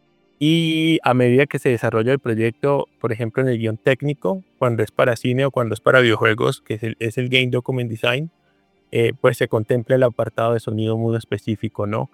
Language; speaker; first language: Spanish; native; Spanish